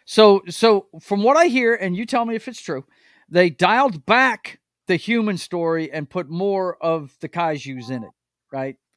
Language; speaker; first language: English; native; English